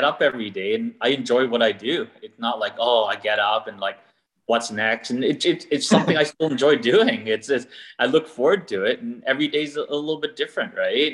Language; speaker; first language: English; native; English